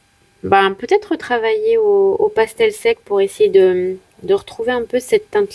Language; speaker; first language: French; native; French